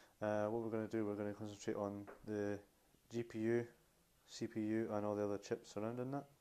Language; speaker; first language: English; native; English